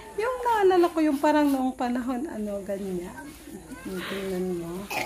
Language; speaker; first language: Filipino; non-native, local second language; Bikol